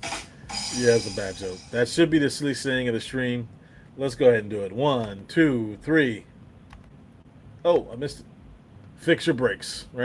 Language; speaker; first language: English; native; English